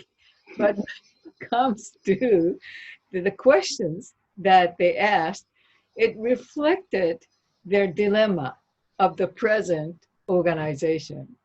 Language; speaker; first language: English; non-native, fluent; Japanese